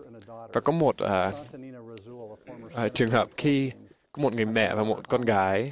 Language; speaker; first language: Vietnamese; non-native, fluent; English